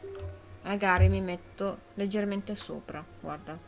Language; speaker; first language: Italian; native; Italian